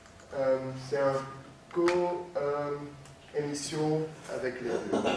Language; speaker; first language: French; non-native, learner; Dutch